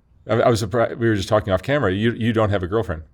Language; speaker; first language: English; native; English